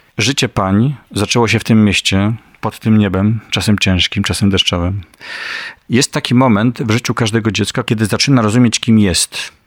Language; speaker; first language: Polish; native; Polish